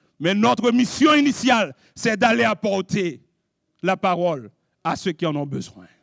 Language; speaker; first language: French; non-native, local second language; Haitian Creole